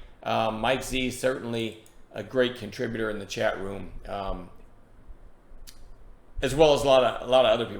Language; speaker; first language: English; native; English